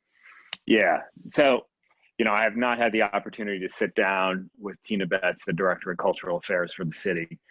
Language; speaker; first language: English; native; English